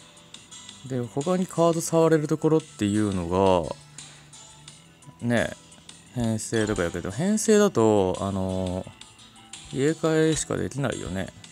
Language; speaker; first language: Japanese; native; Japanese